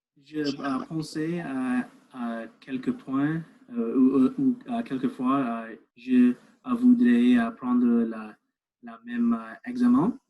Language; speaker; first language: French; non-native, learner; English